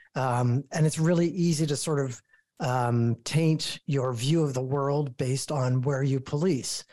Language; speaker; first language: English; native; English